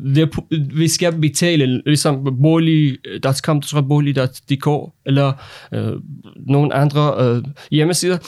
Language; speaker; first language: Danish; non-native, fluent; Persian